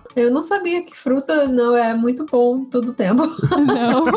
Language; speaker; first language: Portuguese; non-native, learner; English